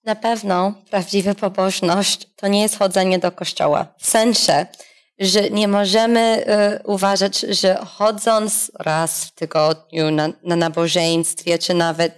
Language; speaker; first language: Polish; non-native, fluent; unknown